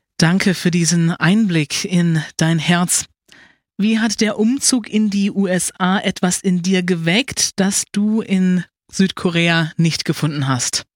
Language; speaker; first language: German; native; German